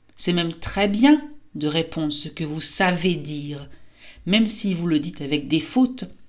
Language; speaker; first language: French; native; French